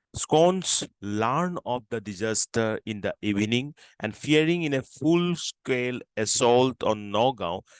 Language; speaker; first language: English; non-native, local second language; Assamese